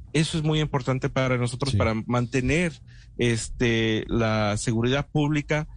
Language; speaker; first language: Spanish; early bilingual, heritage; Spanish